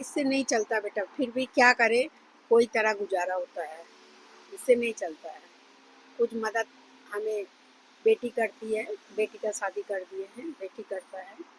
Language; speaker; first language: Hindi; non-native, local second language; Bangla